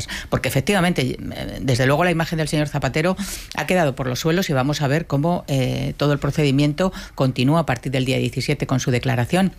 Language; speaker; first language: Spanish; native; Spanish